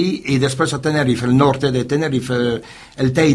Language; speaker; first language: Spanish; non-native, learner; French